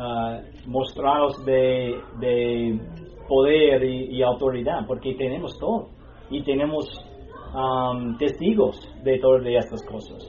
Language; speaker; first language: Spanish; non-native, learner; English